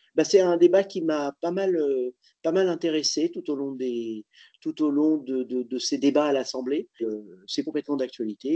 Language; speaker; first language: French; native; French